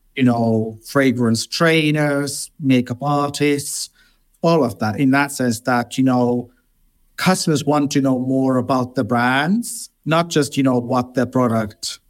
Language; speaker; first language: English; non-native, fluent; Finnish